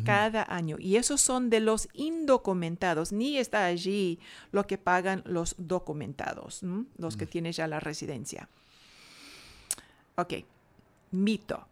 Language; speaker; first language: Spanish; non-native, fluent; English